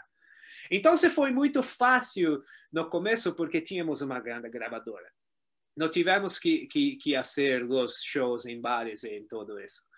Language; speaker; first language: Spanish; non-native, learner; Portuguese